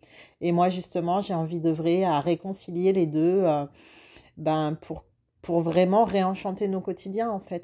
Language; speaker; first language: French; native; French